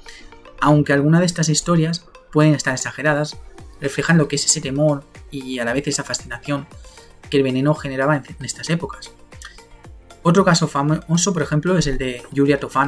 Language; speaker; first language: Spanish; native; Spanish